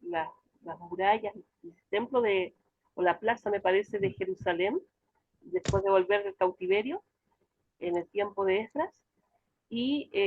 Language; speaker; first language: Spanish; native; Spanish